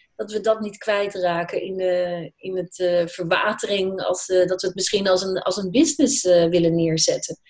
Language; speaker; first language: Dutch; native; Dutch